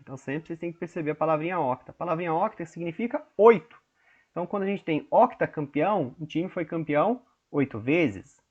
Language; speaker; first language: Portuguese; native; Portuguese